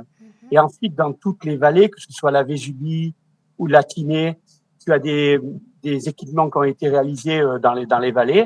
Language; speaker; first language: French; native; French